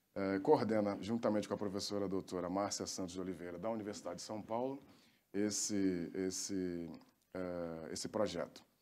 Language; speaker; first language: Portuguese; native; Portuguese